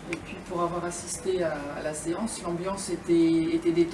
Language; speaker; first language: French; native; French